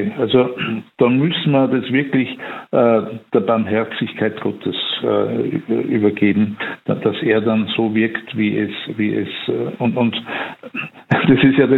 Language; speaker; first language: German; native; German